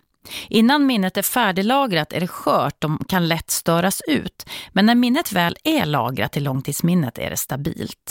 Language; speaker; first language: Swedish; native; Swedish